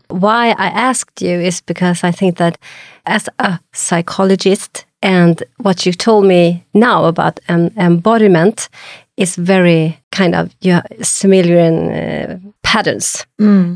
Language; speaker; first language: English; non-native, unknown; Swedish